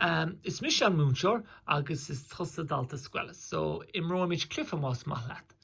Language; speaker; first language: Irish; non-native, local second language; English